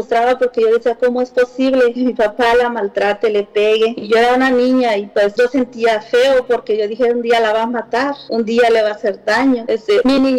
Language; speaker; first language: Spanish; native; Spanish